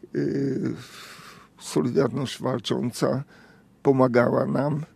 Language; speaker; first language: Polish; non-native, fluent; Hungarian